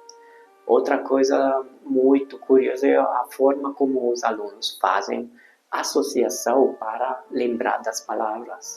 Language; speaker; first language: Portuguese; non-native, fluent; Hungarian